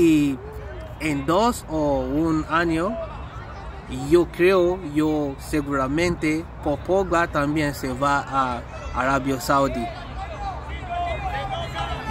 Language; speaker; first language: Spanish; non-native, learner; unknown